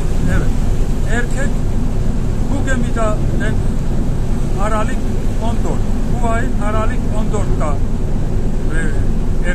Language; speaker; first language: Turkish; non-native, learner; Georgian